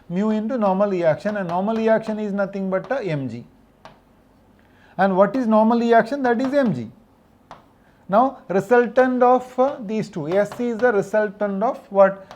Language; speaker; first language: English; non-native, local second language; Malayalam